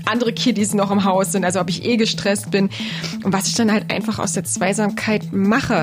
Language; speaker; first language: German; native; German